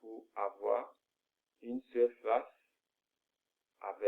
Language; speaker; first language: French; non-native, fluent; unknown